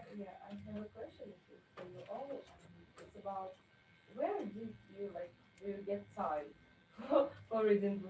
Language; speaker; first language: English; non-native, fluent; Ukrainian